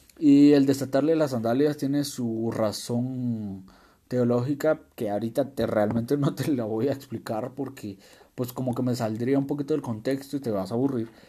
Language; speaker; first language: Spanish; native; Spanish